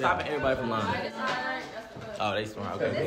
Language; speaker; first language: English; native; English